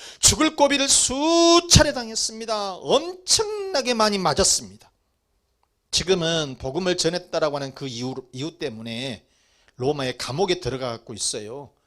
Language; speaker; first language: Korean; native; Korean